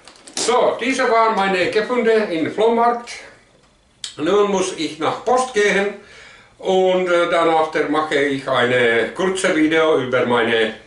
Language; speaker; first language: German; non-native, learner; Finnish